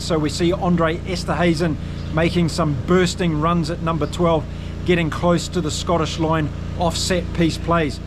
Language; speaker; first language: English; native; English